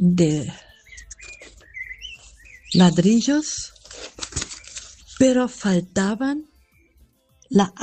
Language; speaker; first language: Spanish; non-native, fluent; German